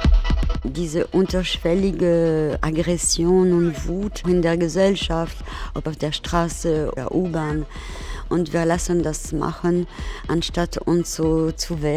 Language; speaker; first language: German; non-native, fluent; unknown